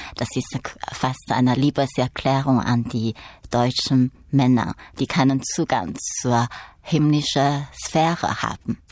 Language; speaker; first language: German; non-native, fluent; Chinese